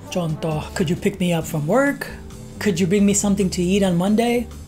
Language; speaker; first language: English; native; English